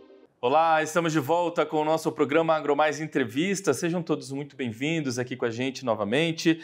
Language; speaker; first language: Portuguese; native; Portuguese